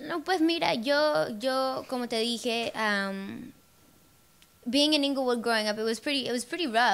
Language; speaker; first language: English; early bilingual, other home language; Spanish